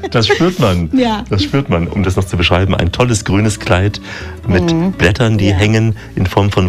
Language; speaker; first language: German; native; German